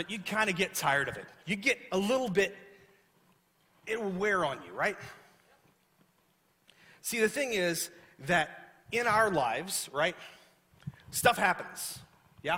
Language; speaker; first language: English; native; English